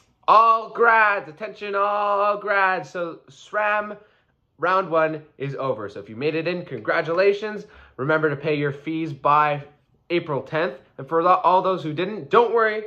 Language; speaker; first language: English; native; English